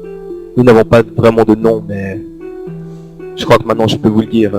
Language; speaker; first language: French; native; French